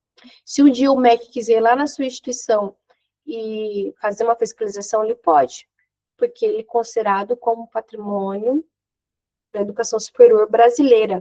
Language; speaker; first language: Portuguese; native; Portuguese